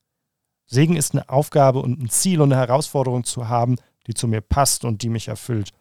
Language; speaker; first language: German; native; German